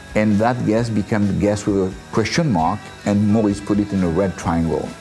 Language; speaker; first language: English; non-native, fluent; French